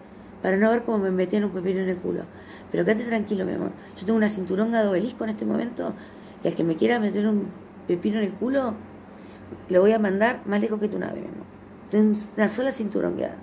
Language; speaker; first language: Spanish; native; Spanish